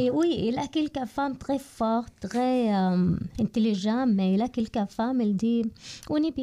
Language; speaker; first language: French; non-native, learner; Arabic